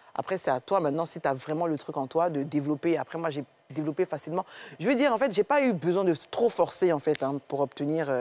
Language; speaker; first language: French; native; French